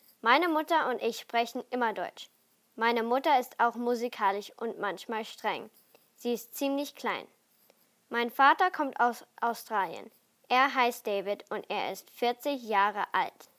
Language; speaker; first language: German; early bilingual, heritage; German